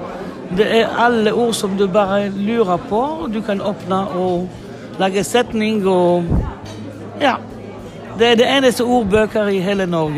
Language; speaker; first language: Norwegian; non-native, fluent; Hebrew